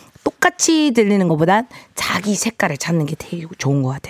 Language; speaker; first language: Korean; early bilingual, heritage; Korean